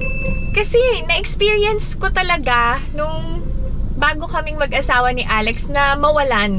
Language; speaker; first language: Filipino; native; Filipino